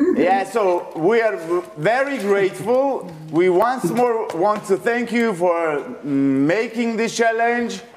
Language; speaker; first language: English; non-native, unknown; Georgian